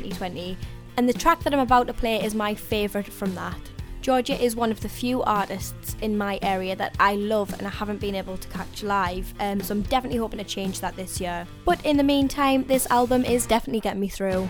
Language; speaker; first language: English; native; English